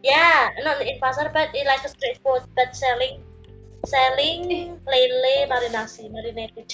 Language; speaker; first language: English; non-native, learner; Indonesian